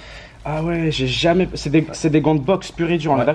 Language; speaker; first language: French; native; French